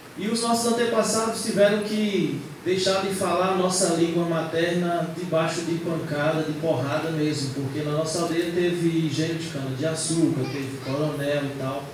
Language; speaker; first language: Portuguese; native; Portuguese